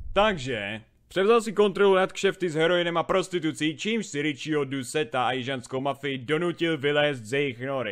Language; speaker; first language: Czech; native; Czech